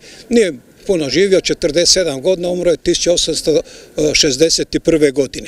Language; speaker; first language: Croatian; early bilingual, other home language; Ukrainian